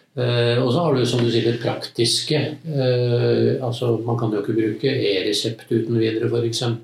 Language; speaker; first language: Norwegian; native; Norwegian